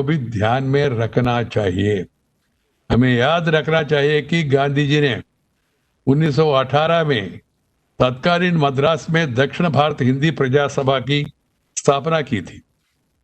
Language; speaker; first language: Hindi; non-native, local second language; Telugu